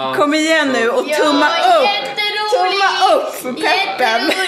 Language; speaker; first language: Swedish; native; Swedish